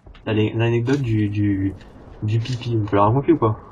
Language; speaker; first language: French; native; French